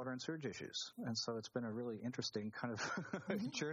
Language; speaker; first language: English; native; English